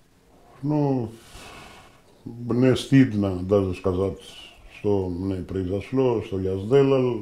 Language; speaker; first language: Russian; non-native, learner; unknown